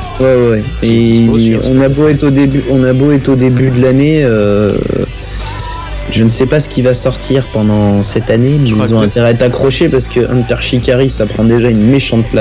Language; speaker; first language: French; native; French